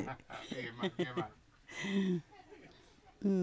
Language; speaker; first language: Spanish; non-native, learner; English